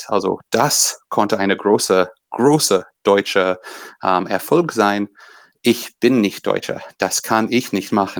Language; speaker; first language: German; non-native, fluent; English